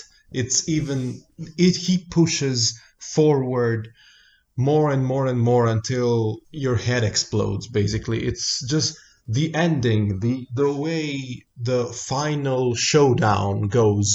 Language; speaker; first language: English; non-native, fluent; Italian